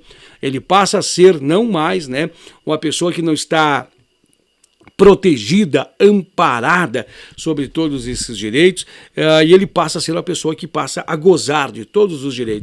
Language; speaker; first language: Portuguese; native; Portuguese